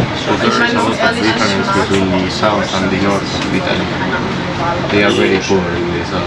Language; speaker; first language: English; non-native, fluent; Spanish